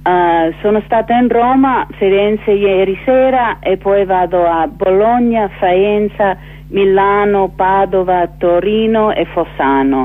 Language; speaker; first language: Italian; non-native, fluent; English